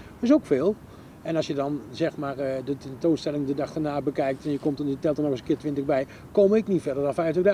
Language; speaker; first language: Dutch; native; Dutch